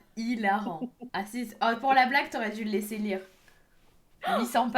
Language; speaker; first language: French; native; French